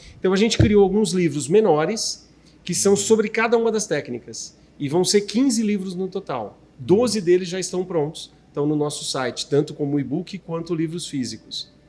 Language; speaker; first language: Portuguese; native; Portuguese